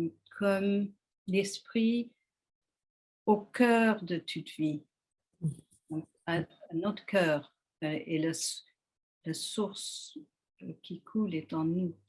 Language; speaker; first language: French; non-native, fluent; English